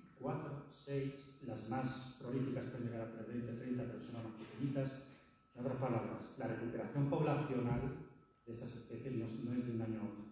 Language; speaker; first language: Spanish; native; Spanish